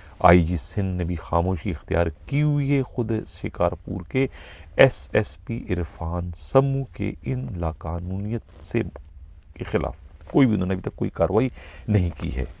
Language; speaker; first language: Urdu; non-native, local second language; Sindhi